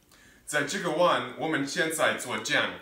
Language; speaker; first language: Chinese; non-native, learner; English